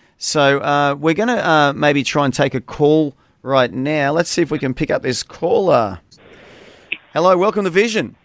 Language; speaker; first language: English; native; English